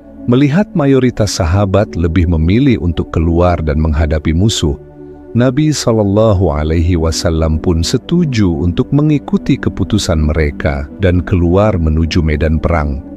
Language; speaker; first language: Indonesian; native; Indonesian